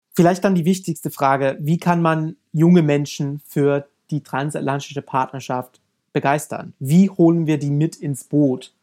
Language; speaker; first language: German; non-native, fluent; English